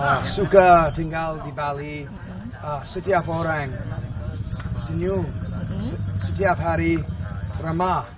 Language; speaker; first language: Indonesian; non-native, learner; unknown